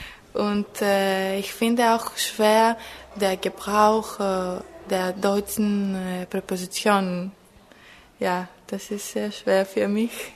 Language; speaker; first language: German; non-native, fluent; Greek